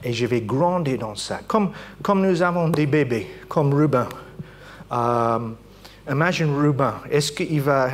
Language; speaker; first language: French; non-native, fluent; English